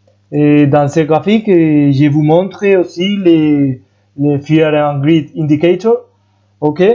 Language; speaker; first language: French; non-native, fluent; Spanish